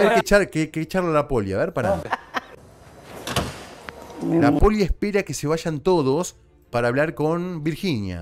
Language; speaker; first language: Spanish; native; Spanish